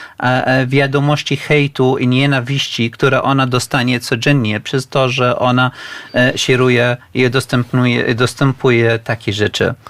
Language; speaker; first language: Polish; non-native, learner; Arabic